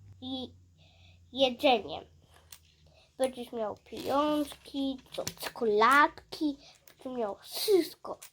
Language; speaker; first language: Polish; early bilingual, heritage; Polish